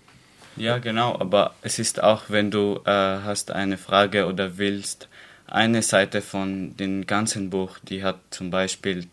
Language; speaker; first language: German; non-native, learner; Arabic